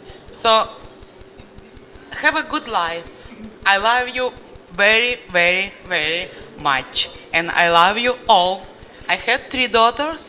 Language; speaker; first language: English; non-native, learner; Russian